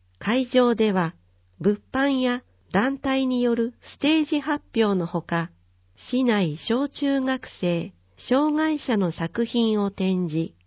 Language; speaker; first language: Japanese; native; Japanese